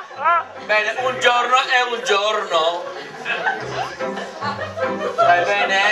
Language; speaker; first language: Italian; non-native, learner; Spanish